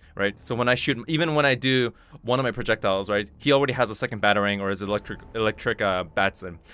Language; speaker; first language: English; non-native, fluent; Korean